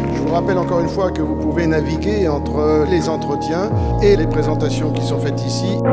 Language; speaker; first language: French; native; French